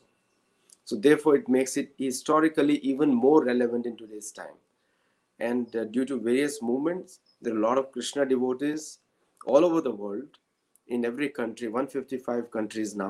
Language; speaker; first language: English; non-native, local second language; Marathi